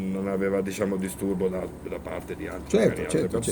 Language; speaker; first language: Italian; native; Italian